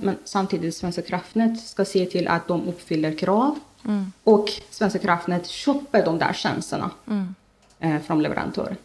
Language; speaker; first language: Swedish; non-native, fluent; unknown